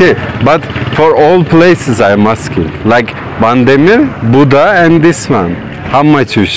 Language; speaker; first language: English; non-native, learner; Turkish